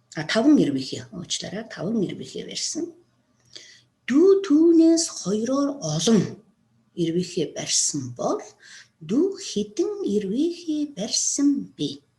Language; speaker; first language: Mongolian; non-native, local second language; Kazakh